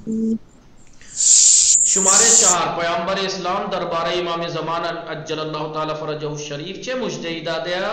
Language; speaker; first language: Persian; non-native, fluent; Urdu